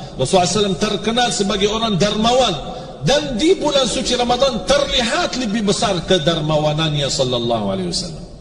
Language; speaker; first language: Malay; non-native, fluent; Arabic